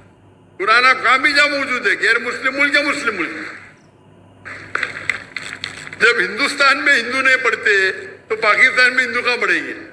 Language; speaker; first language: Hindi; non-native, local second language; Konkani